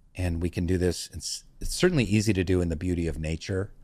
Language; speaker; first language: English; native; English